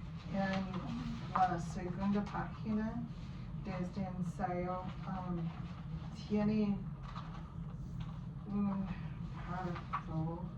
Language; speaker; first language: Spanish; non-native, learner; English